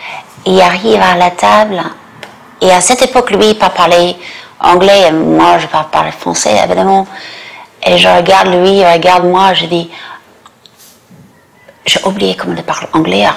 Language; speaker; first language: French; non-native, learner; English